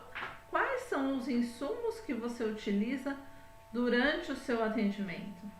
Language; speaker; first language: Portuguese; native; Portuguese